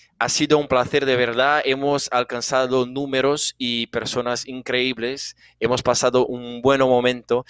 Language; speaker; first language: Spanish; non-native, fluent; Portuguese